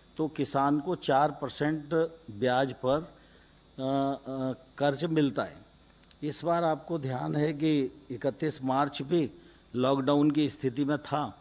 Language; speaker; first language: Hindi; native; Hindi